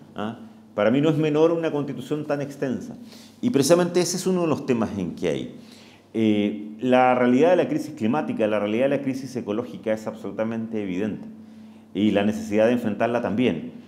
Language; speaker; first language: Spanish; native; Spanish